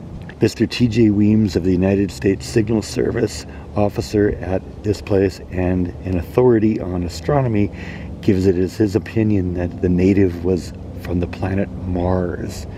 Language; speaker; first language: English; native; English